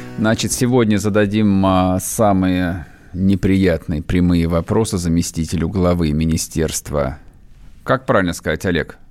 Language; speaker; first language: Russian; native; Russian